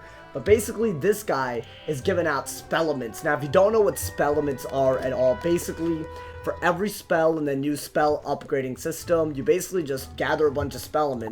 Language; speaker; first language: English; native; English